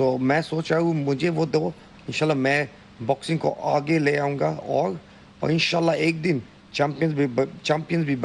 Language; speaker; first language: Hindi; early bilingual, heritage; Hindi